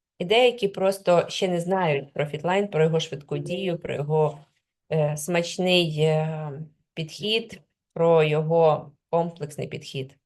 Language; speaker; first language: Ukrainian; non-native, local second language; Russian